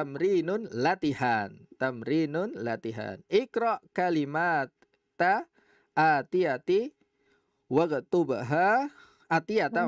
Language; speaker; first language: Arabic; non-native, fluent; Indonesian